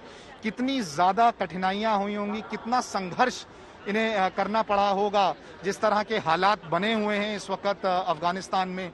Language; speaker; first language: Hindi; native; Hindi